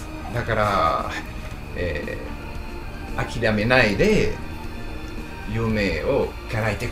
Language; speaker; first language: Japanese; non-native, learner; French